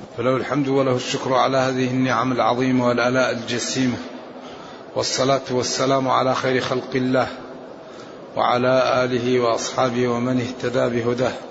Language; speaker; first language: Arabic; native; Arabic